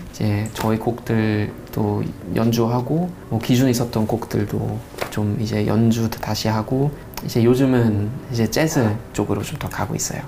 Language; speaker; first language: Korean; non-native, fluent; German